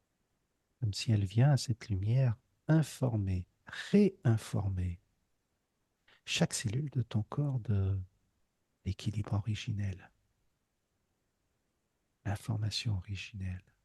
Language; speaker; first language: French; native; French